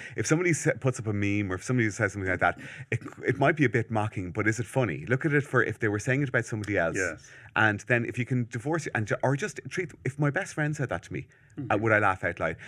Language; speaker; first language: English; native; English